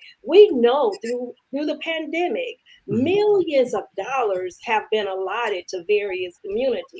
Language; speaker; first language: English; native; English